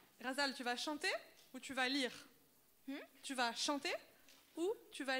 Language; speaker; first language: French; native; French